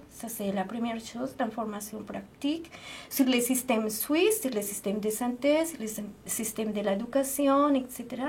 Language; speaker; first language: French; non-native, fluent; Spanish